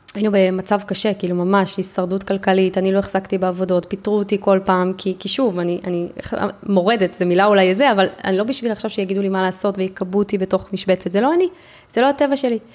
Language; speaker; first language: Hebrew; native; Hebrew